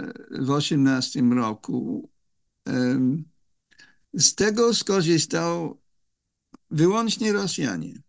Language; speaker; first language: Polish; non-native, fluent; English